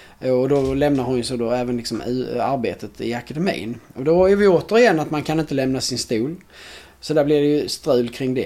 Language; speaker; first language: Swedish; native; Swedish